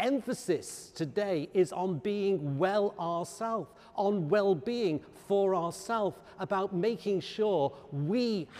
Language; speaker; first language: English; native; English